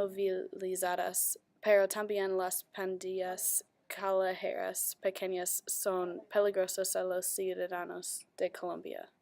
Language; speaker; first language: Spanish; non-native, learner; English